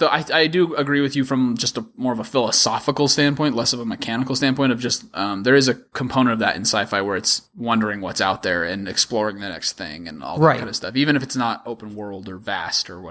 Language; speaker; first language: English; native; English